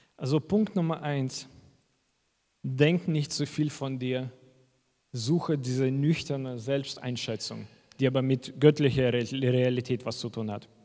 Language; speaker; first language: German; non-native, fluent; Russian